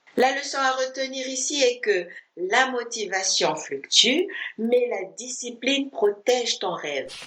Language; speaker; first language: French; non-native, fluent; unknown